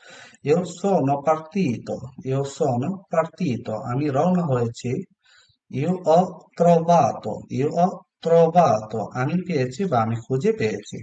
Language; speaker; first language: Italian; non-native, learner; Bangla